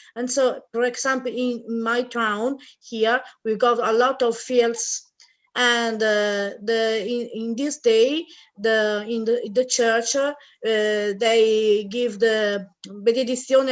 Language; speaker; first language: English; non-native, learner; Italian